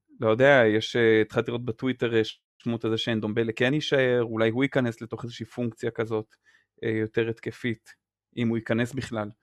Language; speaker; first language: Hebrew; native; Hebrew